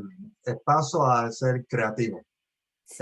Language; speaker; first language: Spanish; early bilingual, heritage; Spanish